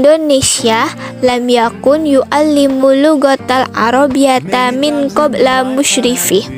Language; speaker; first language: Arabic; non-native, learner; Indonesian